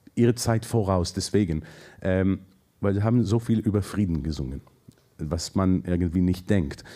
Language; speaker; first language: German; non-native, fluent; Hebrew